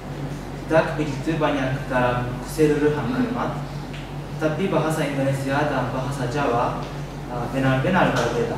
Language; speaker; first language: Indonesian; non-native, learner; Japanese